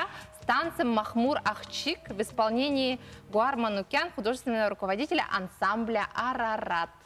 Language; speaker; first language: Russian; native; Russian